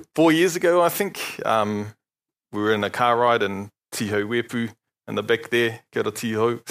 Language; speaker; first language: English; native; English